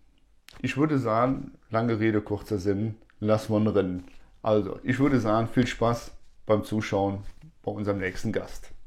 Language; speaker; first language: German; native; German